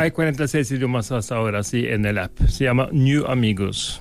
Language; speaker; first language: Spanish; non-native, fluent; Norwegian